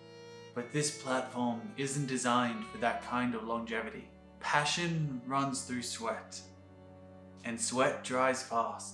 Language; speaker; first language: English; native; English